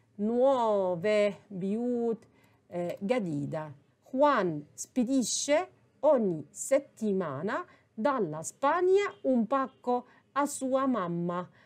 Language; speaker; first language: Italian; non-native, fluent; Arabic